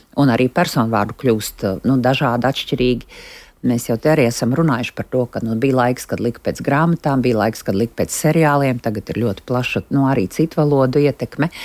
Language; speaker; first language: Latvian; native; Latvian